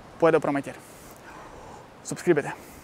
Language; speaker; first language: Spanish; non-native, learner; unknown